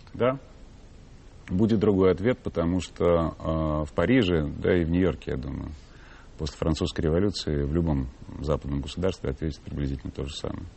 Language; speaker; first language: Russian; native; Russian